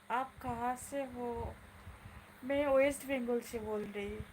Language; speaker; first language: Hindi; non-native, local second language; Bangla